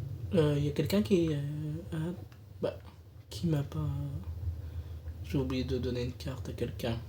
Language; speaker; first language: French; native; French